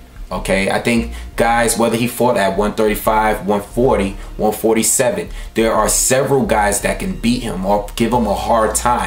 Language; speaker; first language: English; native; English